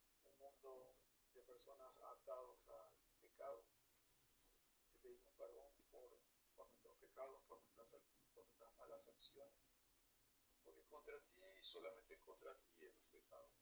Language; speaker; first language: Spanish; native; Spanish